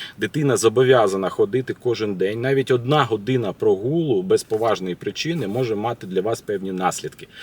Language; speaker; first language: Ukrainian; native; Ukrainian